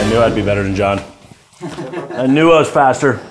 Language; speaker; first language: English; native; English